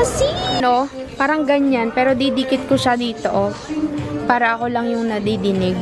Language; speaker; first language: Filipino; native; Filipino